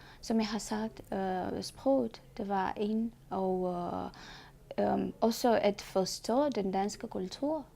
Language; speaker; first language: Danish; non-native, learner; Romanian